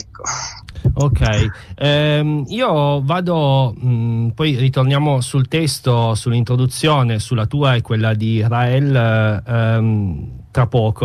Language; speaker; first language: Italian; native; Italian